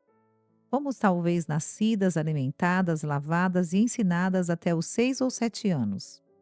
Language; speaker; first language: Portuguese; native; Portuguese